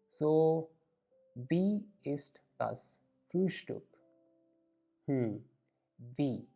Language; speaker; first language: German; non-native, learner; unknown